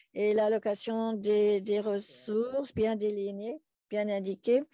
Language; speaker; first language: French; non-native, fluent; English